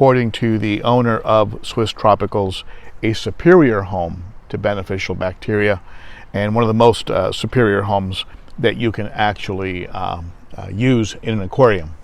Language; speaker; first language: English; native; English